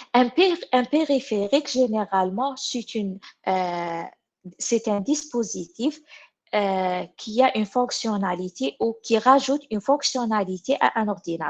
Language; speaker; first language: French; non-native, local second language; Arabic